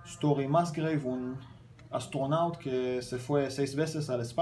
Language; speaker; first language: Spanish; non-native, learner; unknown